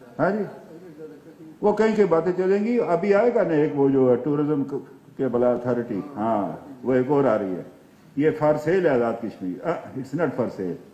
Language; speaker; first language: Urdu; non-native, local second language; Pahari-Potwari